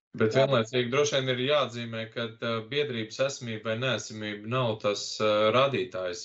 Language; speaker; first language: Latvian; non-native, local second language; Russian